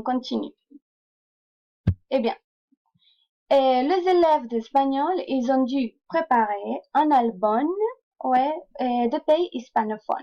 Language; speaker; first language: French; non-native, fluent; Spanish